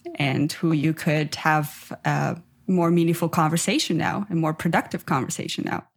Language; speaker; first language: English; non-native, fluent; Ukrainian